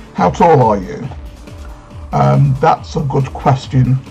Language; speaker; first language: English; native; English